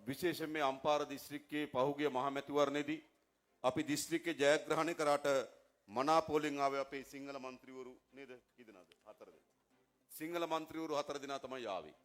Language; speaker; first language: Sinhala; native; Sinhala